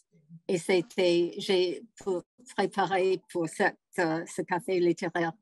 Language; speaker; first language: French; non-native, fluent; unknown